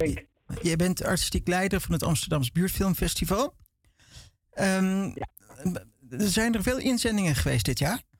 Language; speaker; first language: Dutch; native; Dutch